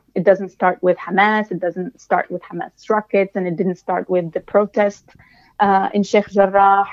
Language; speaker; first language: English; non-native, fluent; Arabic